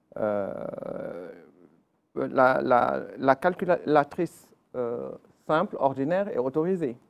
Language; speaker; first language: French; non-native, local second language; Wolof